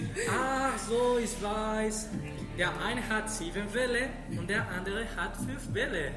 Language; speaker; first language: German; non-native, learner; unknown